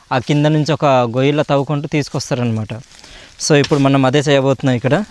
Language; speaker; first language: Telugu; native; Telugu